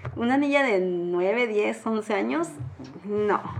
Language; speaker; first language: Spanish; native; Spanish